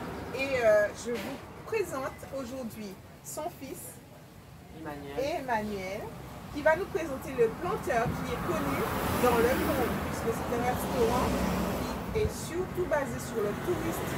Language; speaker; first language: French; native; French